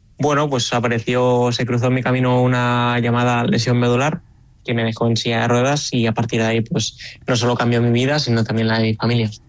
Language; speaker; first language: Spanish; native; Spanish